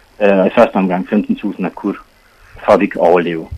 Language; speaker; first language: Danish; non-native, fluent; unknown